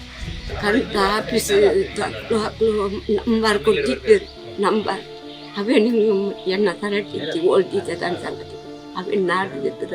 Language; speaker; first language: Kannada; non-native, local second language; Tulu